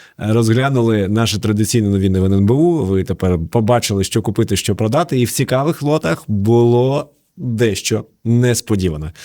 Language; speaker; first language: Ukrainian; native; Ukrainian